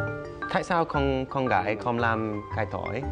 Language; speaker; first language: Vietnamese; non-native, learner; English